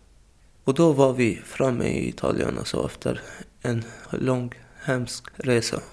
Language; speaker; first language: Swedish; non-native, fluent; Arabic